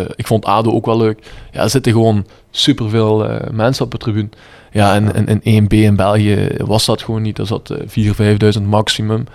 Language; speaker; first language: Dutch; native; Dutch